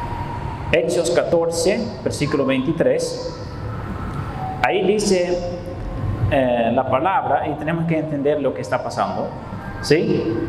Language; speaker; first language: Spanish; non-native, fluent; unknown